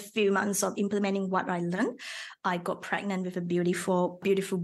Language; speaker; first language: English; non-native, local second language; Chinese